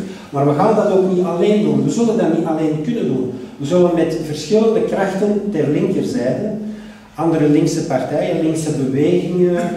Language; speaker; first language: Dutch; native; Dutch